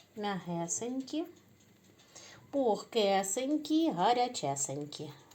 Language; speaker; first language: Ukrainian; native; Ukrainian